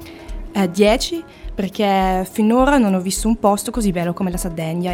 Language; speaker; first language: Italian; non-native, fluent; German